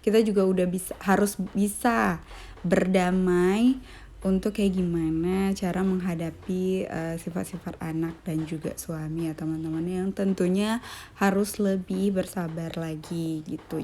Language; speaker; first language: Indonesian; native; Indonesian